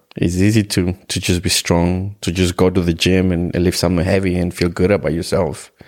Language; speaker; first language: English; non-native, fluent; Spanish